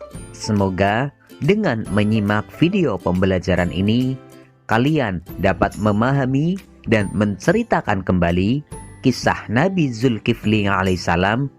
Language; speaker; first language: Indonesian; native; Indonesian